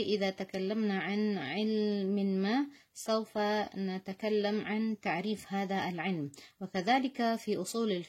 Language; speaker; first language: Arabic; non-native, fluent; Indonesian